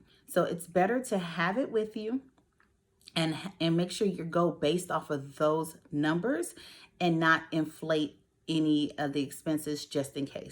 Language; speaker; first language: English; native; English